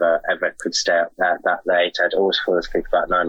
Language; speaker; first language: English; native; English